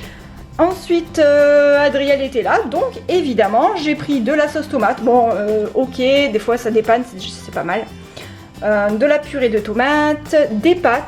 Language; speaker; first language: French; native; French